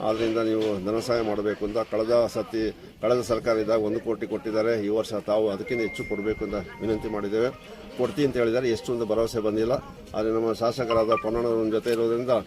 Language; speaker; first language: Kannada; non-native, local second language; Kodava